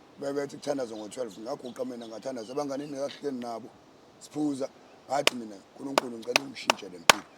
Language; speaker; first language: Zulu; native; Zulu